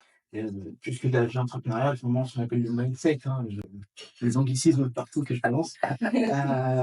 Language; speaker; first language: French; native; French